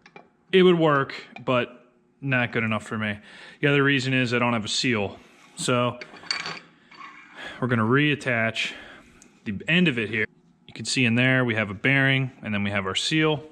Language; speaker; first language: English; native; English